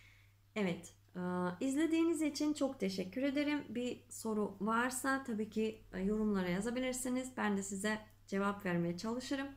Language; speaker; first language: Turkish; non-native, fluent; Macedonian